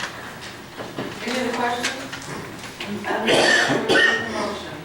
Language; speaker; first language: English; native; English